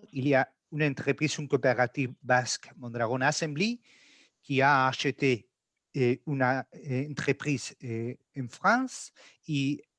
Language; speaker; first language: French; non-native, learner; Spanish